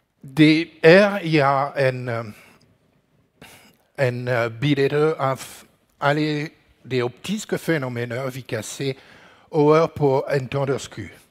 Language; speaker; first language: Danish; non-native, learner; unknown